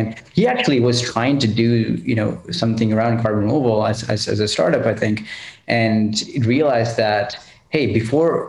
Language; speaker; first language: English; non-native, local second language; Telugu